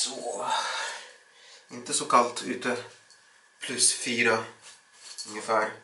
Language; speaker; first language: Swedish; non-native, learner; Russian